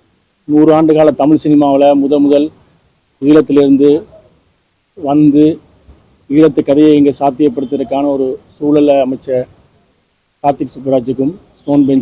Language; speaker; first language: Tamil; native; Tamil